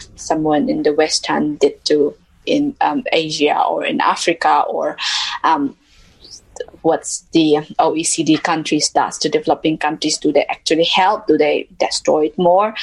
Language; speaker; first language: English; non-native, local second language; Mizo